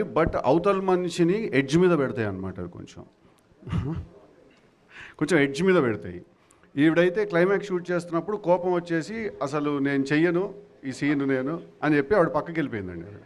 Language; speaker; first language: Telugu; native; Telugu